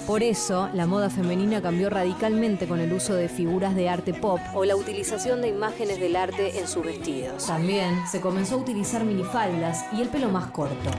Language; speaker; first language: Spanish; native; Spanish